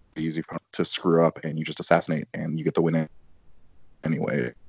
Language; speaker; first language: English; native; English